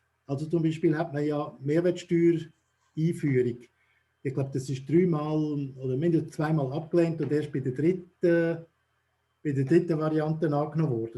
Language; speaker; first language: German; native; German